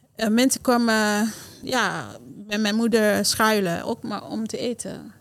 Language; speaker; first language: Dutch; non-native, learner; Haitian Creole